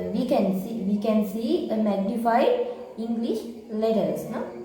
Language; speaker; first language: English; non-native, local second language; Sinhala